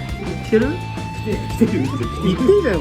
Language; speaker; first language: Japanese; native; Japanese